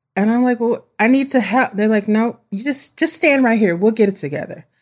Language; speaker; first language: English; native; English